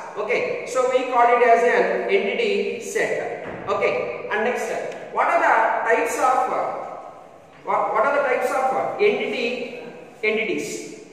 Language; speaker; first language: English; non-native, local second language; Telugu